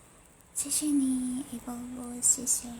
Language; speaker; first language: Chinese; early bilingual, heritage; Chinese